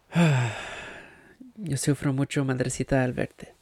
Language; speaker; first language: Spanish; early bilingual, heritage; Spanish